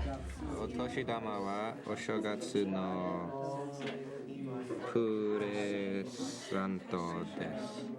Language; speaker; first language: Japanese; non-native, learner; English